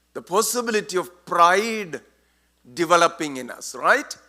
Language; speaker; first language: English; non-native, local second language; Malayalam